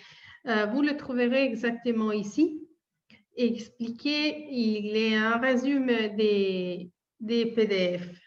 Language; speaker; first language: French; non-native, fluent; Italian